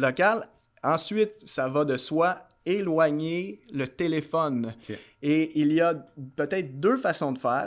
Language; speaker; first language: French; native; French